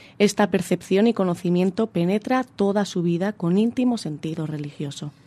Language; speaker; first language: Spanish; native; Spanish